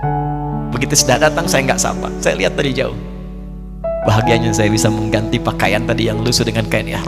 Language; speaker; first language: Indonesian; native; Indonesian